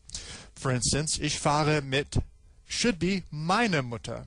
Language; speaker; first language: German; non-native, fluent; English